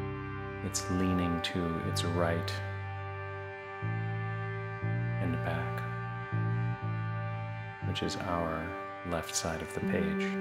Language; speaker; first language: English; native; English